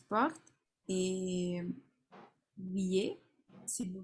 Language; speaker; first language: French; non-native, learner; Spanish